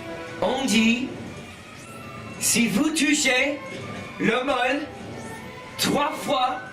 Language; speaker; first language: French; non-native, learner; English